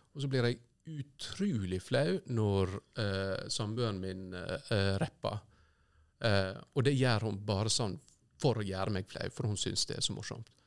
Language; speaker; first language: Norwegian; native; Norwegian